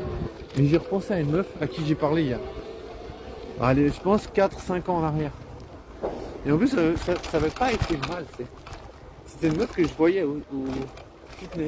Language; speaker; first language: French; native; French